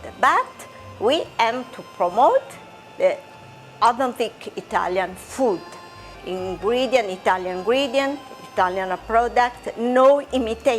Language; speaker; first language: English; non-native, fluent; Italian